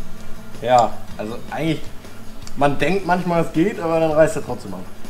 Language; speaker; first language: German; native; German